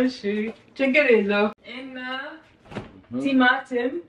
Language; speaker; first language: Amharic; non-native, learner; Arabic